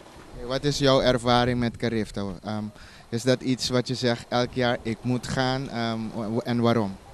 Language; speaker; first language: Dutch; non-native, local second language; Papiamento